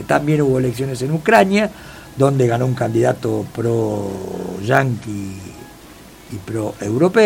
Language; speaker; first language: Spanish; native; Spanish